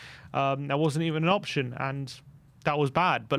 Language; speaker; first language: English; native; English